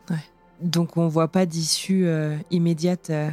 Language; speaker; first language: French; native; French